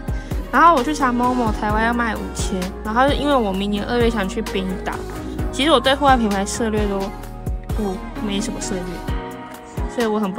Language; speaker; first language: Chinese; native; Chinese